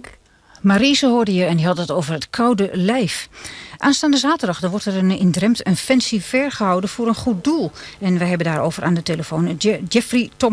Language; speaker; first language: Dutch; native; Dutch